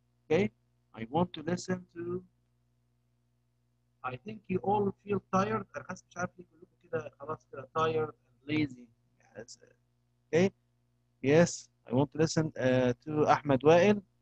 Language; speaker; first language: English; non-native, fluent; Arabic